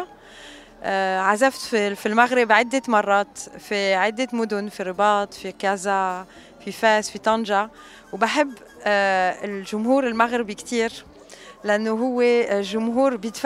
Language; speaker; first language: Arabic; native; Arabic